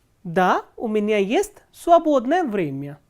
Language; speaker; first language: Russian; non-native, fluent; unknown